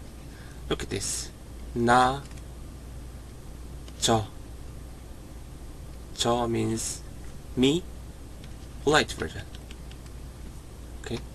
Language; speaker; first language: English; non-native, learner; Korean